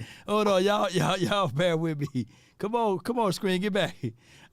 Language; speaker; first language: English; native; English